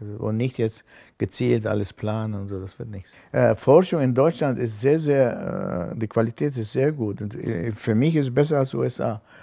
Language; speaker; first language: German; non-native, fluent; Armenian